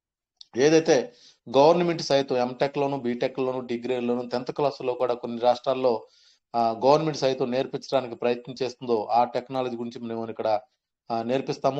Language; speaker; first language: Telugu; native; Telugu